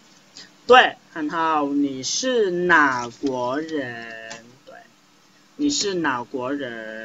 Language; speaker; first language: Chinese; non-native, fluent; Indonesian